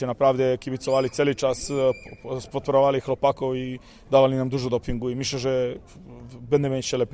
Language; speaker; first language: Polish; non-native, fluent; Serbian